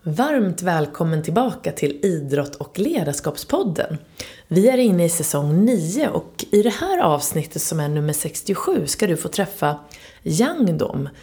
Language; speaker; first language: Swedish; native; Swedish